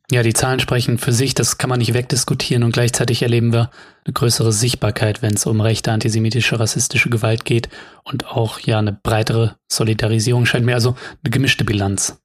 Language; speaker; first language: German; native; German